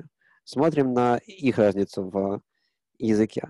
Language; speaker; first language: Russian; native; Russian